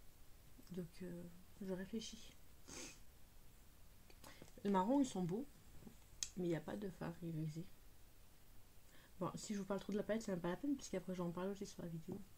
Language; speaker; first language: French; native; French